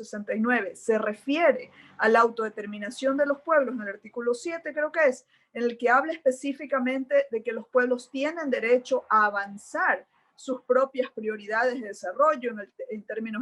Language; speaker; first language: Spanish; native; Spanish